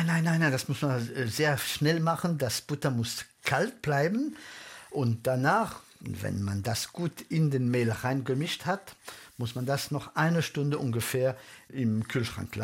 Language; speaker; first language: German; non-native, fluent; French